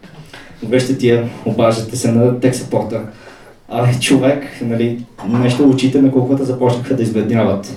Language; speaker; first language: Bulgarian; native; Bulgarian